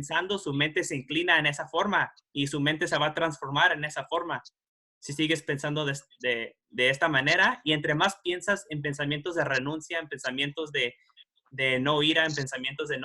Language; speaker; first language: Spanish; early bilingual, heritage; Spanish